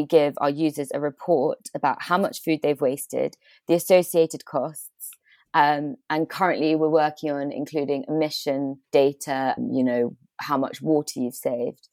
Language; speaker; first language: English; native; English